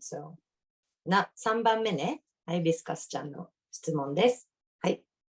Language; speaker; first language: Japanese; native; Japanese